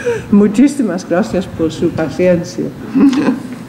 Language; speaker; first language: Spanish; non-native, learner; English